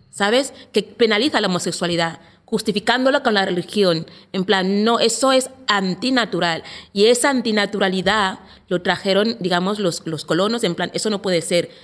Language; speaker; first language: Spanish; non-native, local second language; Fang